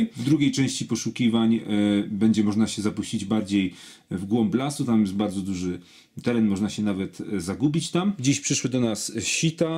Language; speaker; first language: Polish; native; Polish